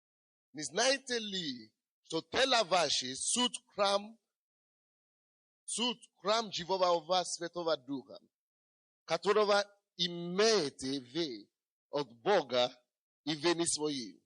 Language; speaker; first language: Russian; non-native, fluent; Yoruba